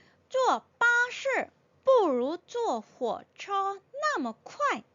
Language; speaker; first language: Chinese; non-native, fluent; Korean